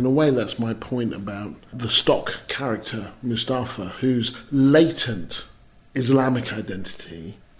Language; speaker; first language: English; native; English